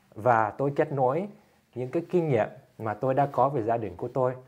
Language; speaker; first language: Vietnamese; early bilingual, heritage; Vietnamese